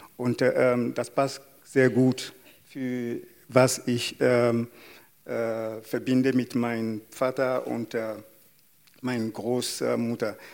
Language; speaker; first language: German; non-native, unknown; Yoruba